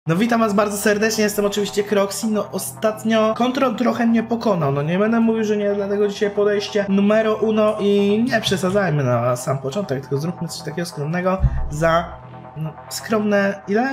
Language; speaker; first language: Polish; native; Polish